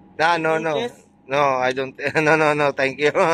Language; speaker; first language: English; non-native, local second language; Filipino